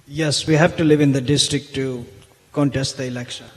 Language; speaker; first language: English; non-native, local second language; Hindi